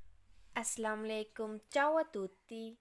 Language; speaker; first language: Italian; non-native, fluent; Urdu